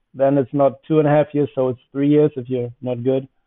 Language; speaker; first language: English; non-native, fluent; German